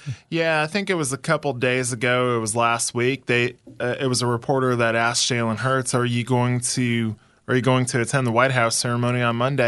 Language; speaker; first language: English; native; English